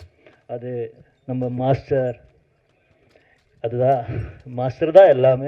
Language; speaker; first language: Tamil; non-native, learner; Malayalam